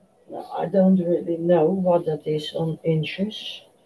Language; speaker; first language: English; non-native, fluent; Dutch